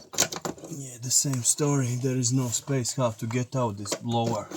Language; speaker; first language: English; non-native, learner; Latvian